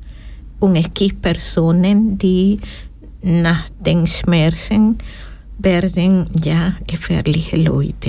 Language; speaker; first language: German; non-native, fluent; Spanish